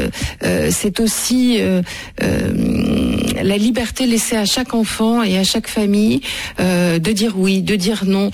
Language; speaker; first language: French; native; French